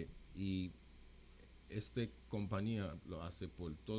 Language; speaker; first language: Spanish; non-native, local second language; English